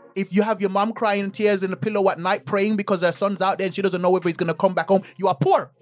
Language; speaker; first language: English; native; English